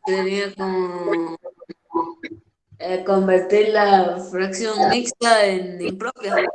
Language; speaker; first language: Spanish; native; Spanish